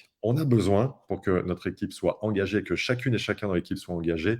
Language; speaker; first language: French; native; French